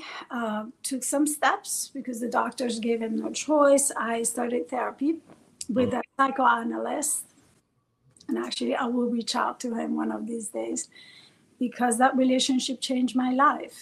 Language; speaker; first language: English; non-native, fluent; Persian